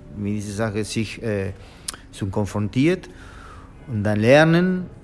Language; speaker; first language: German; non-native, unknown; Spanish